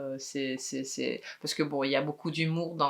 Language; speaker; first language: French; native; French